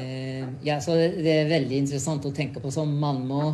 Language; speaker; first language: Norwegian; non-native, fluent; English